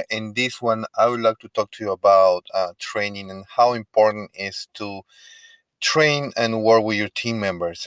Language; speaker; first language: English; non-native, fluent; Spanish